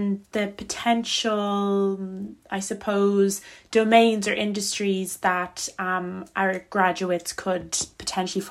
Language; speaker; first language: English; native; English